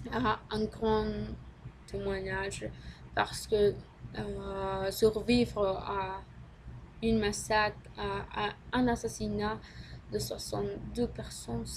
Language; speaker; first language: French; non-native, learner; Spanish